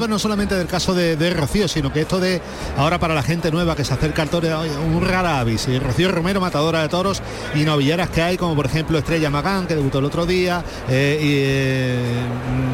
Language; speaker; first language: Spanish; native; Spanish